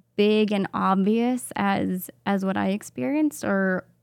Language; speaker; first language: English; native; English